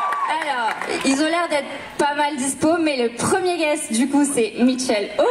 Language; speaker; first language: French; native; French